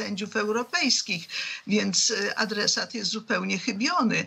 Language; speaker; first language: Polish; native; Polish